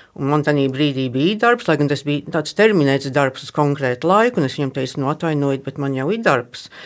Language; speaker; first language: Latvian; early bilingual, heritage; Latvian